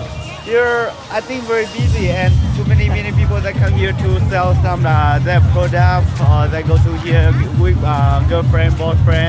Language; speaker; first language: English; non-native, learner; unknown